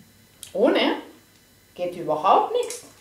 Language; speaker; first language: German; non-native, fluent; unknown